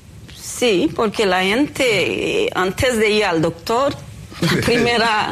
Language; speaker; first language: Spanish; non-native, fluent; Haitian Creole